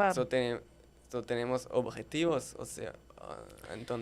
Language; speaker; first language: Spanish; non-native, fluent; French